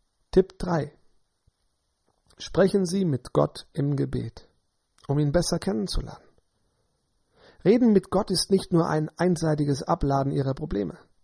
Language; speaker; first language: German; native; German